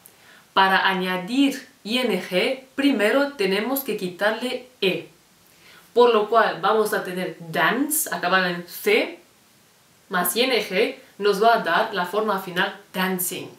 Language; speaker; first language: Spanish; non-native, fluent; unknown